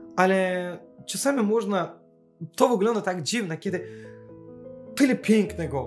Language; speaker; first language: Polish; non-native, fluent; Azerbaijani